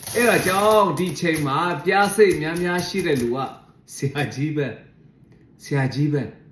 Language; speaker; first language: Burmese; non-native, local second language; Shan